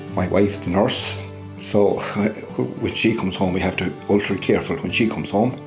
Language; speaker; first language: English; native; English